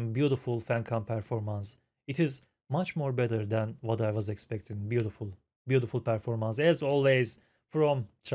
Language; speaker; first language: English; non-native, fluent; Turkish